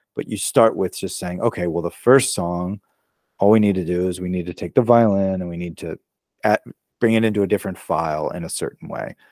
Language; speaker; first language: English; native; English